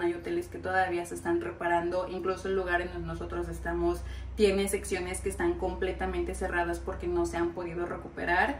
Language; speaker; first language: Spanish; native; Spanish